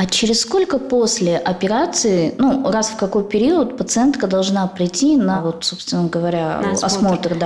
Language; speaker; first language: Russian; native; Russian